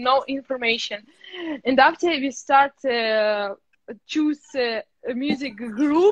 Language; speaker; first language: English; non-native, learner; Russian